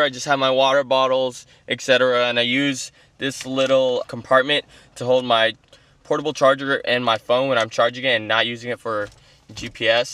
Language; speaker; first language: English; native; English